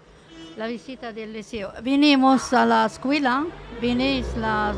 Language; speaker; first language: Spanish; non-native, learner; Arabic